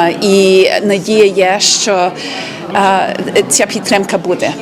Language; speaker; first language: Ukrainian; early bilingual, heritage; Ukrainian